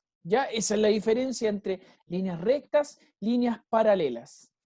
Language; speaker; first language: Spanish; native; Spanish